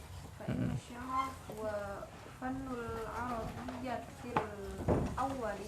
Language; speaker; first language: Arabic; non-native, fluent; Indonesian